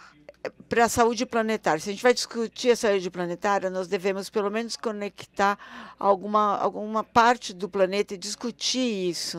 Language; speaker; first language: Portuguese; non-native, fluent; German